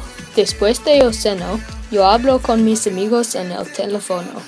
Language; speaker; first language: Spanish; non-native, learner; English